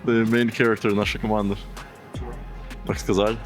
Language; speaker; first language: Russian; non-native, fluent; English